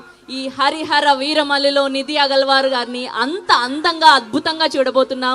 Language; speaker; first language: Telugu; native; Telugu